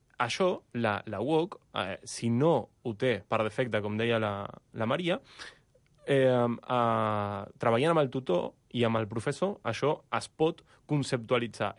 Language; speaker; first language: Catalan; non-native, fluent; Spanish